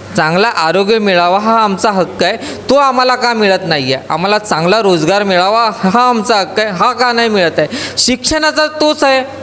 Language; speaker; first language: Marathi; native; Marathi